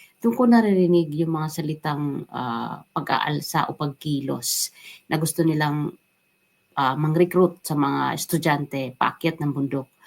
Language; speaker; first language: Filipino; non-native, local second language; Waray